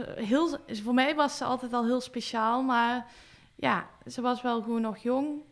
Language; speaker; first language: Dutch; native; Dutch